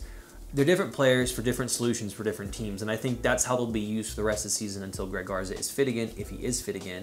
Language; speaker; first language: English; native; English